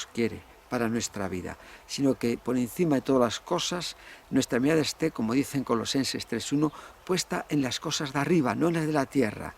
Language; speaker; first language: Spanish; native; Spanish